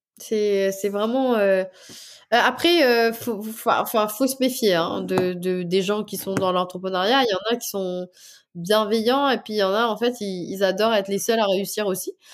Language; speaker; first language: French; non-native, local second language; Morisyen